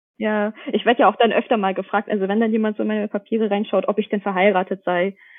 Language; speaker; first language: German; early bilingual, other home language; Russian